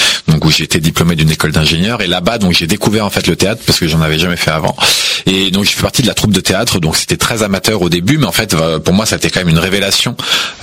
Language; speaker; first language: French; native; French